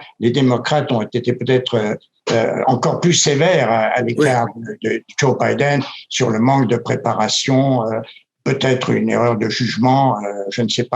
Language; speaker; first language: French; native; French